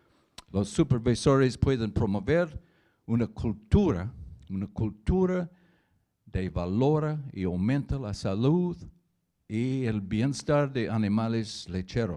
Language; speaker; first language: Spanish; non-native, learner; English